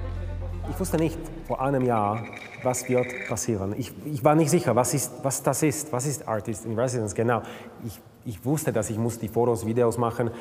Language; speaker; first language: German; non-native, fluent; Slovak